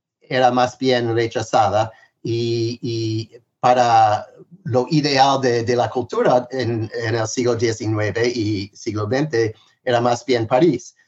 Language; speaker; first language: Spanish; non-native, fluent; English